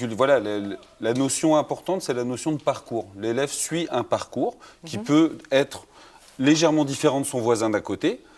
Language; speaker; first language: French; native; French